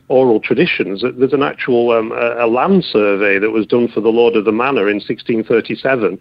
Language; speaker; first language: English; native; English